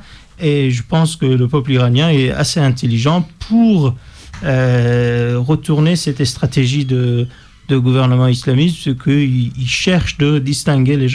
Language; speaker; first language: French; non-native, fluent; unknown